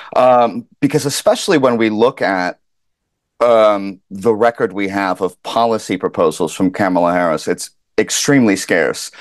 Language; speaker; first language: English; native; English